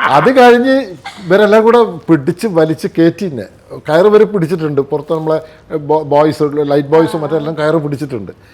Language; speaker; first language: Malayalam; native; Malayalam